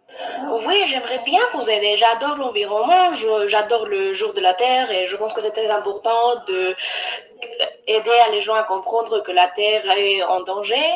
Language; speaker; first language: French; non-native, learner; English